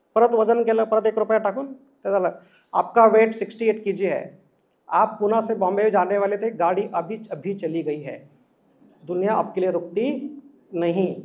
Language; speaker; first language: Hindi; non-native, local second language; Marathi